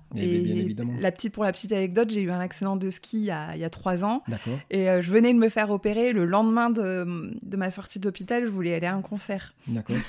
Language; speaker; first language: French; native; French